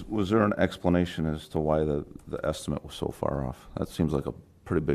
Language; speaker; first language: English; native; English